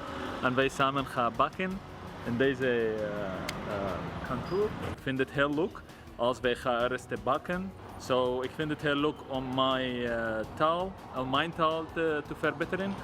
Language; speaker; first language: Dutch; non-native, learner; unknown